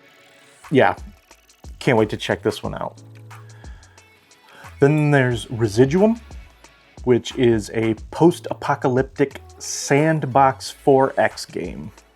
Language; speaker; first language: English; native; English